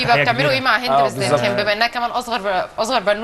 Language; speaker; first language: Arabic; native; Arabic